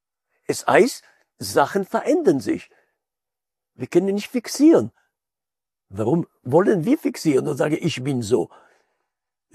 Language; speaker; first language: German; non-native, fluent; Hebrew